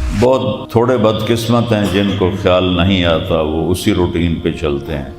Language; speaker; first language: Urdu; non-native, local second language; Punjabi